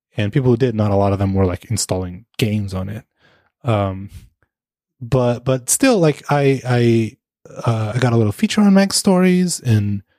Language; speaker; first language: English; non-native, fluent; Portuguese